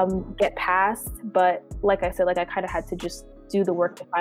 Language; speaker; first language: English; native; English